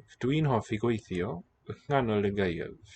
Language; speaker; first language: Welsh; non-native, learner; English